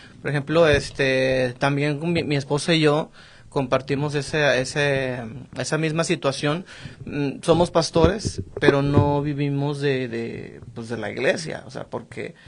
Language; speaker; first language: Spanish; native; Spanish